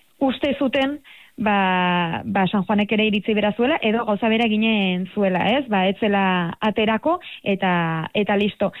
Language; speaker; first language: Basque; native; Basque